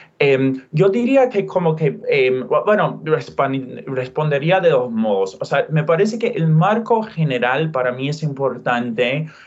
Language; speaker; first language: Spanish; non-native, fluent; English